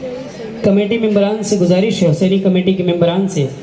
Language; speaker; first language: Hindi; native; Hindi